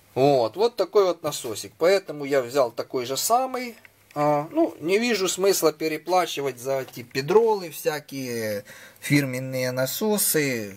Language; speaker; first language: Russian; non-native, local second language; Ukrainian